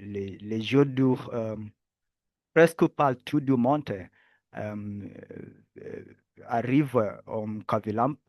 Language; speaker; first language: French; non-native, learner; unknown